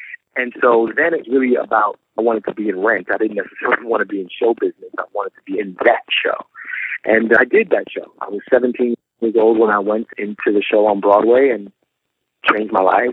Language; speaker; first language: English; native; English